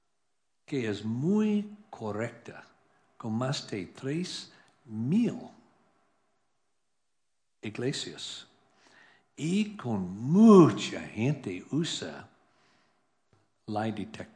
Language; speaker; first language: Spanish; non-native, learner; English